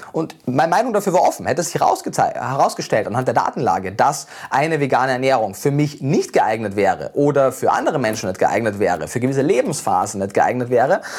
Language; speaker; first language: German; native; German